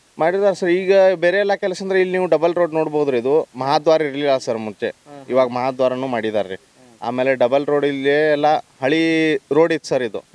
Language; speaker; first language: Kannada; native; Kannada